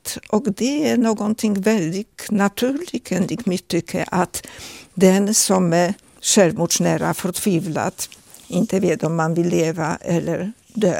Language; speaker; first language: Swedish; non-native, fluent; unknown